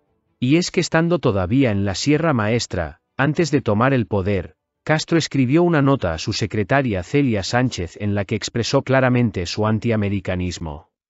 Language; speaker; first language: Spanish; native; Spanish